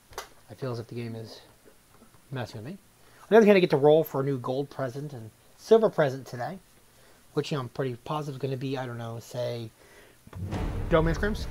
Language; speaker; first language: English; native; English